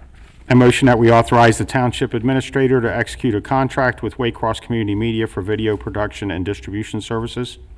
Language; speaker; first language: English; native; English